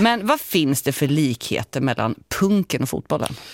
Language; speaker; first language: Swedish; native; Swedish